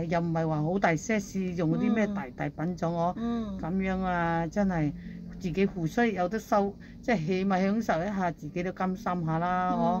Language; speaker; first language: Cantonese; native; Cantonese